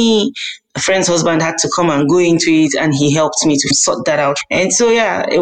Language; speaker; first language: English; non-native, local second language; Hausa